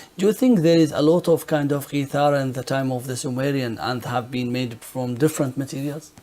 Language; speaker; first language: English; non-native, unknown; Arabic